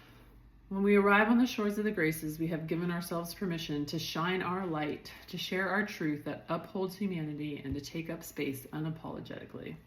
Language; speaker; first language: English; native; English